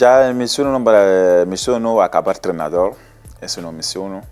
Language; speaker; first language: Portuguese; non-native, learner; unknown